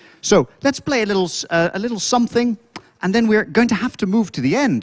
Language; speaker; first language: English; non-native, fluent; Dutch